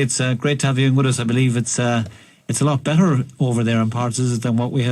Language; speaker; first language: English; native; English